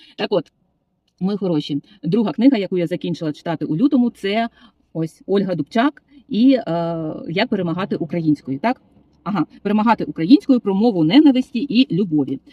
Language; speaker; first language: Ukrainian; non-native, local second language; Russian